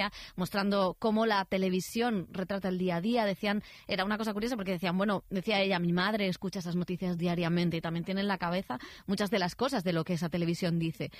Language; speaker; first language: Spanish; native; Spanish